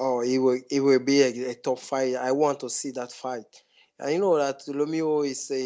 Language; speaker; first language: English; non-native, fluent; French